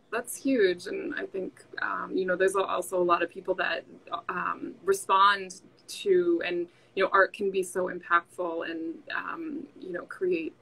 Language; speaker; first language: English; native; English